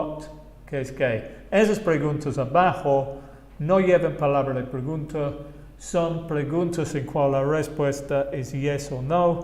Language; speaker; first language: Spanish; non-native, fluent; English